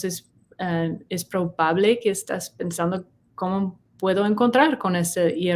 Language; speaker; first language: Spanish; non-native, learner; English